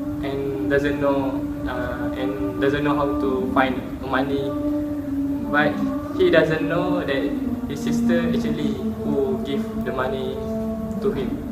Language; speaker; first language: English; non-native, local second language; Malay